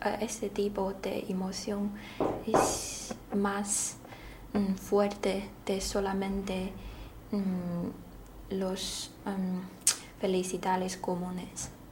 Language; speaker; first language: Spanish; non-native, learner; Chinese